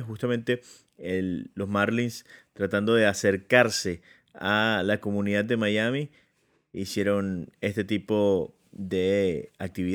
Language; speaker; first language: Spanish; native; Spanish